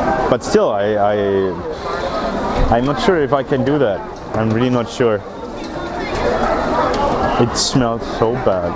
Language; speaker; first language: English; non-native, fluent; German